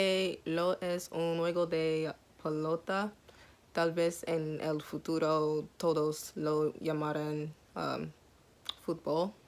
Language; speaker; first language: Spanish; non-native, learner; English